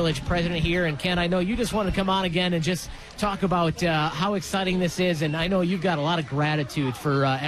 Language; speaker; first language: English; native; English